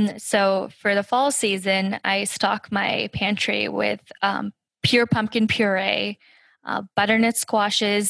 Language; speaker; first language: English; native; English